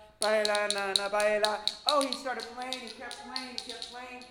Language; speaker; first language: English; native; English